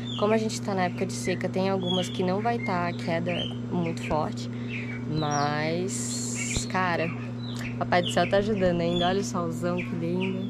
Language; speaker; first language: Portuguese; native; Portuguese